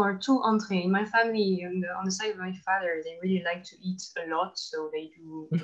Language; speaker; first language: English; non-native, fluent; French